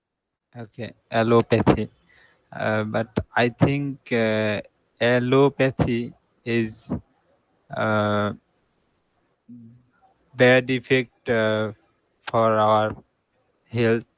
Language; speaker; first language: English; non-native, learner; Bangla